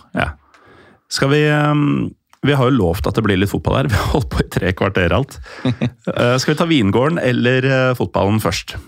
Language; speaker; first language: Norwegian; native; Norwegian